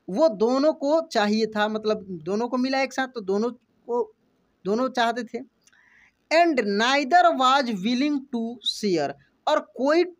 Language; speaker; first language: Hindi; native; Hindi